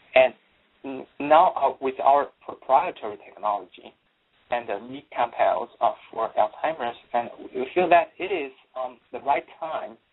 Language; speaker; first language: English; non-native, fluent; Chinese